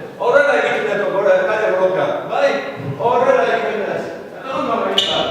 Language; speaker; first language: Basque; non-native, fluent; Irish